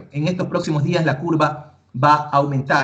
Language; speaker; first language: Spanish; native; Spanish